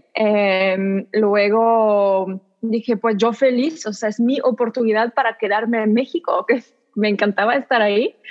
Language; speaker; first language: Spanish; non-native, fluent; French